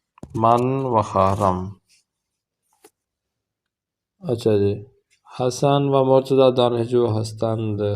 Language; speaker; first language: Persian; non-native, fluent; Urdu